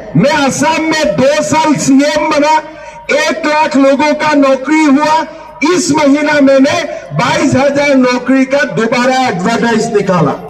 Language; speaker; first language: Hindi; non-native, local second language; Assamese